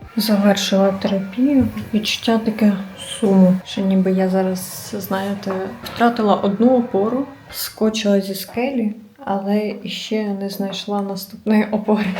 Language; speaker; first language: Ukrainian; native; Ukrainian